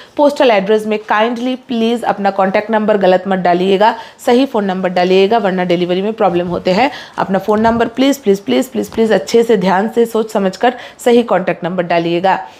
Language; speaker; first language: Hindi; non-native, local second language; Bangla